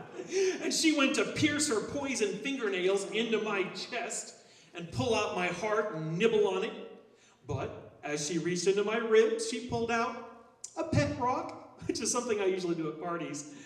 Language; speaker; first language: English; native; English